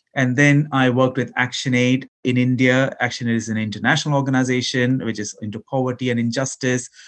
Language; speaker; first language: English; non-native, local second language; Malayalam